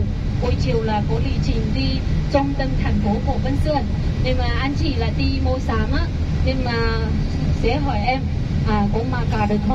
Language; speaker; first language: Vietnamese; non-native, fluent; Chinese